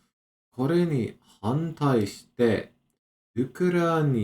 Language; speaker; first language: Japanese; non-native, learner; English